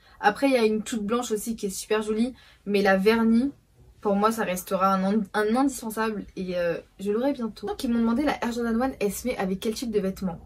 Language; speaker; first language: French; early bilingual, other home language; Portuguese